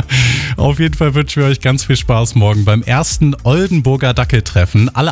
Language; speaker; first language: German; native; German